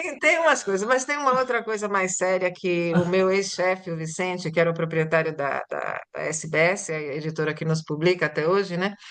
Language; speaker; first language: Portuguese; early bilingual, other home language; Italian